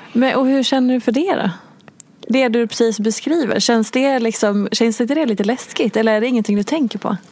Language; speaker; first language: Swedish; native; Swedish